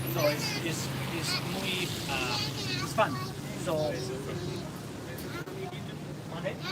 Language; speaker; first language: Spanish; non-native, learner; English